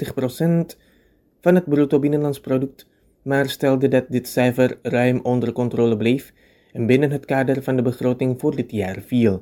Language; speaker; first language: Dutch; non-native, fluent; Indonesian